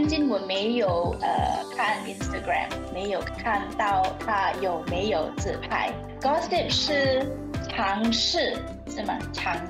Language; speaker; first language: Chinese; non-native, learner; English